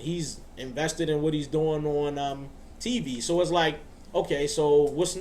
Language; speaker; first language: English; native; English